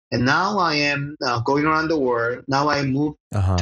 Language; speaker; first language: English; early bilingual, other home language; Korean